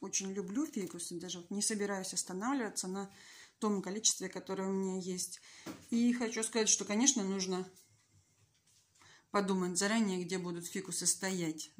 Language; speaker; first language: Russian; native; Russian